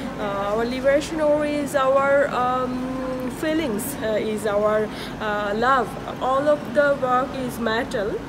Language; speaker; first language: English; non-native, learner; Bangla